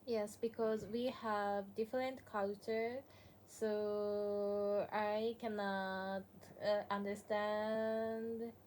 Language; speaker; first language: English; non-native, learner; Japanese